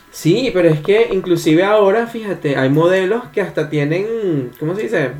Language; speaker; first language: Spanish; native; Spanish